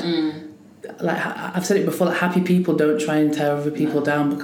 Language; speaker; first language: English; native; English